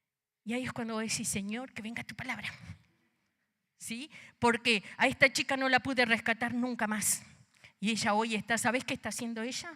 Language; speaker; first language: Spanish; native; Spanish